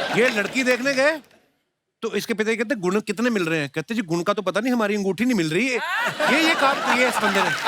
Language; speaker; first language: Hindi; non-native, local second language; Punjabi